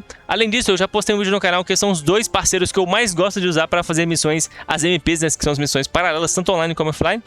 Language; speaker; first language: Portuguese; native; Portuguese